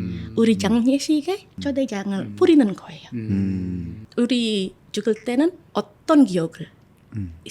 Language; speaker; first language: Korean; non-native, fluent; Indonesian